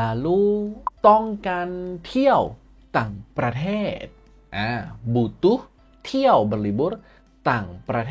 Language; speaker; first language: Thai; non-native, fluent; Indonesian